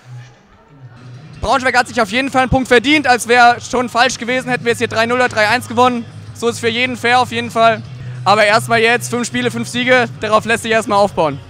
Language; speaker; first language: German; native; German